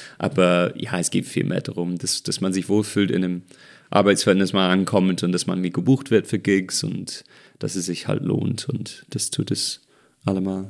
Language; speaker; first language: German; non-native, fluent; English